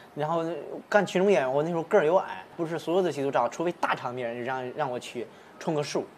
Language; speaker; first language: Chinese; native; Chinese